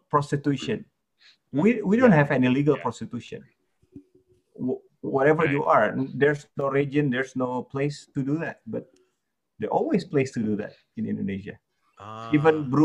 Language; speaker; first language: English; non-native, fluent; Indonesian